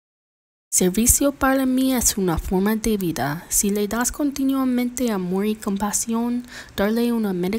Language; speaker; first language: Spanish; non-native, learner; English